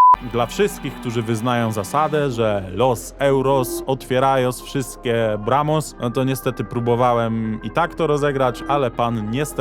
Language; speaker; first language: Polish; native; Polish